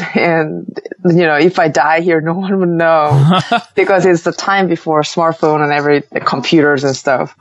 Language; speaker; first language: English; non-native, fluent; Korean